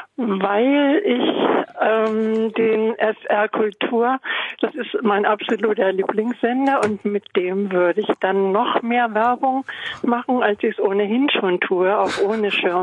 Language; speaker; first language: German; native; German